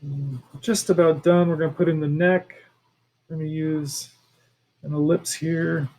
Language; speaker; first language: English; native; English